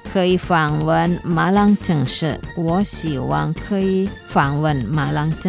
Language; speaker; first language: Chinese; non-native, learner; Indonesian